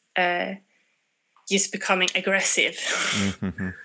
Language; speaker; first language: English; non-native, fluent; Swedish